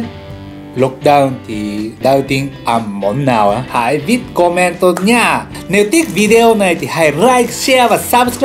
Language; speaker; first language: Vietnamese; non-native, learner; Japanese